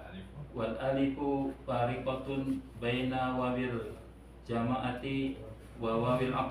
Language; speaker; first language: Arabic; non-native, learner; Indonesian